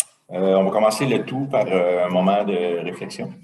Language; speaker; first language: French; native; French